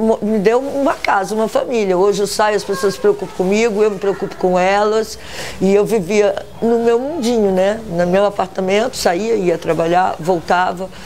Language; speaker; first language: Portuguese; native; Portuguese